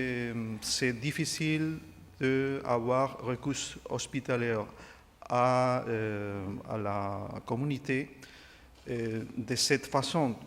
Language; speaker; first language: French; non-native, fluent; Spanish